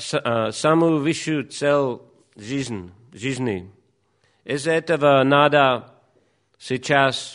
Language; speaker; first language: Russian; non-native, fluent; English